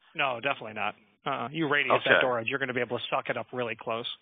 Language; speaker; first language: English; native; English